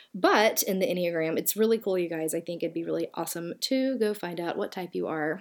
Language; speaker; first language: English; native; English